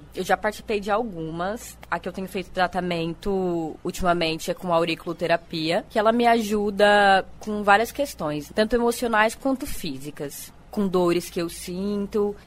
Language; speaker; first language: Portuguese; native; Portuguese